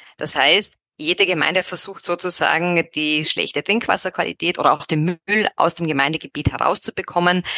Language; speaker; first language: German; native; German